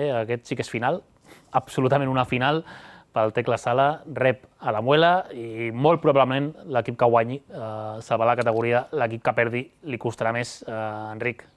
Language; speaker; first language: Catalan; native; Catalan